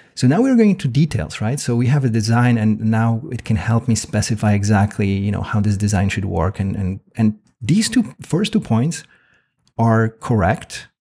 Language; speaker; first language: English; non-native, fluent; Polish